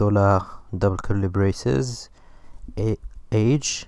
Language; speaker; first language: French; non-native, local second language; Arabic